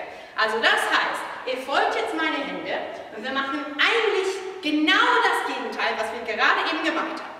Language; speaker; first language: German; non-native, fluent; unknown